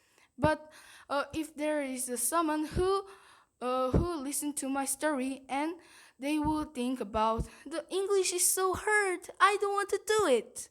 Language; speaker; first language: English; non-native, learner; Korean